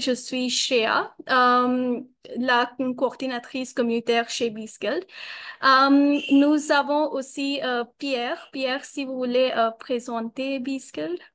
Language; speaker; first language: French; non-native, learner; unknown